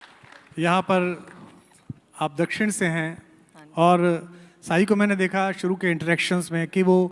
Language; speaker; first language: Hindi; native; Hindi